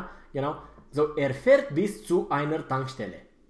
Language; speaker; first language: German; non-native, fluent; Romanian